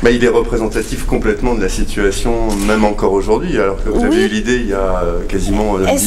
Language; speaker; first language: French; native; French